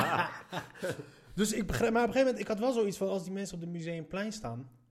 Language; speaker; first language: Dutch; early bilingual, other home language; Arabic